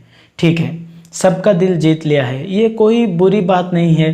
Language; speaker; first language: Hindi; non-native, local second language; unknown